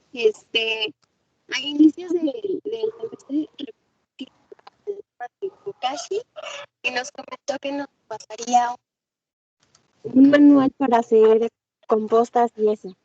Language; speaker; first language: Spanish; native; Spanish